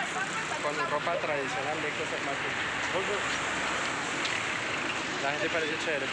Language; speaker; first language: Spanish; non-native, fluent; French